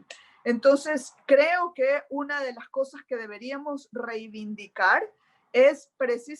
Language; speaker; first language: Spanish; native; Spanish